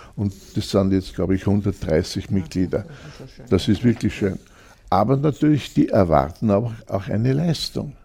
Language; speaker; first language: German; native; German